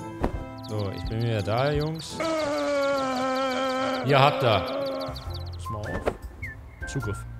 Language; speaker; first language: German; native; German